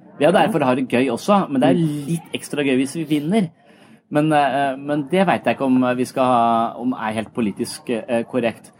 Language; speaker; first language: Norwegian; native; Norwegian